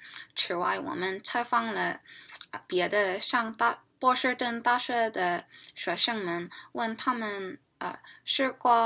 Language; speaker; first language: Chinese; non-native, learner; English